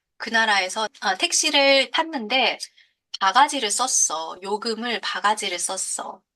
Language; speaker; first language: Korean; native; Korean